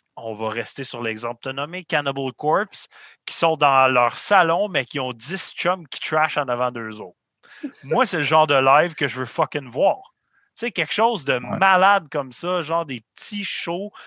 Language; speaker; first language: French; native; French